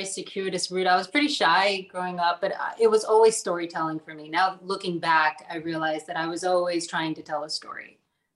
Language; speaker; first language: English; native; English